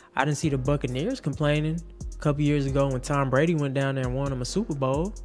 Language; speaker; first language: English; native; English